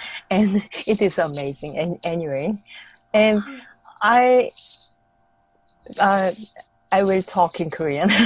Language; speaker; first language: English; non-native, fluent; Korean